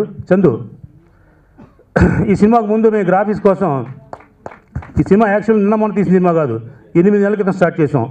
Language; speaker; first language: Telugu; native; Telugu